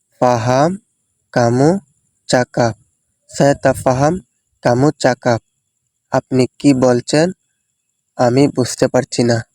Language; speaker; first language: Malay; non-native, fluent; Bangla